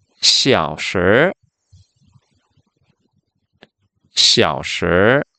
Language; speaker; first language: Chinese; non-native, fluent; Korean